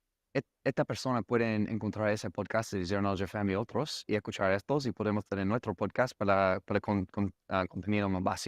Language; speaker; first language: Spanish; non-native, fluent; English